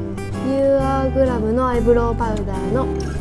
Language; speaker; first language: Japanese; native; Japanese